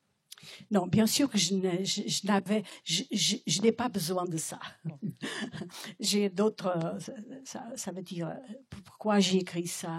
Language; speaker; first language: French; non-native, fluent; Portuguese